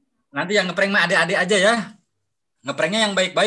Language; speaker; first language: Indonesian; native; Indonesian